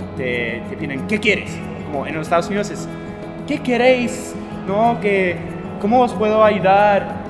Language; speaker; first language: Spanish; non-native, fluent; English